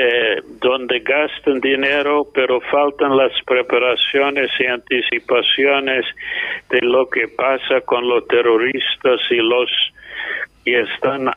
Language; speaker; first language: Spanish; non-native, fluent; English